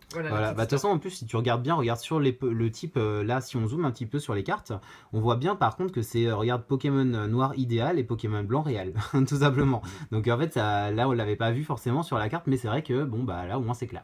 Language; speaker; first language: French; native; French